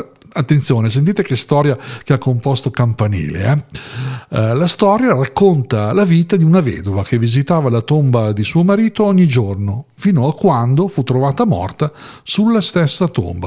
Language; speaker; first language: Italian; native; Italian